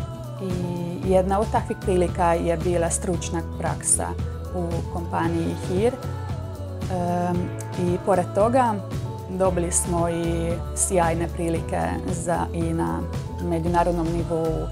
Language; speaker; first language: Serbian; non-native, local second language; Hungarian